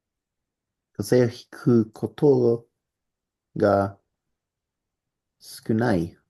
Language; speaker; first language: Japanese; non-native, learner; English